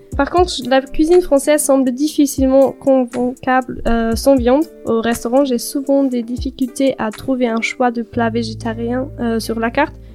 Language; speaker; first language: French; non-native, fluent; German